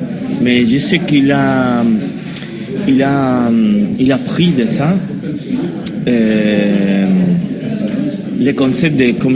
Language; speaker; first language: French; non-native, learner; Spanish